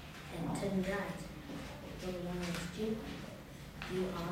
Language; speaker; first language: English; non-native, learner; Vietnamese